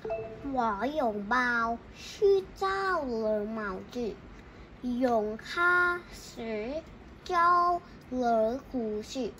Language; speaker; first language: Chinese; non-native, learner; Thai